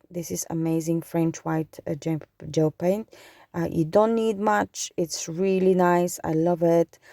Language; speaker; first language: English; non-native, fluent; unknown